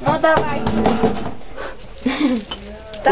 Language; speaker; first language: Russian; non-native, learner; Lithuanian